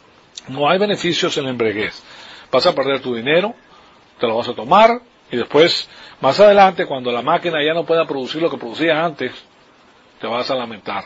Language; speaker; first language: Spanish; native; Spanish